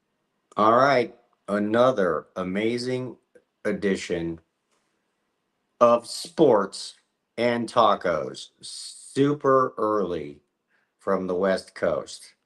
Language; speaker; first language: English; native; English